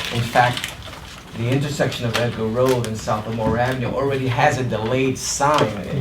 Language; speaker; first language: English; non-native, fluent; Italian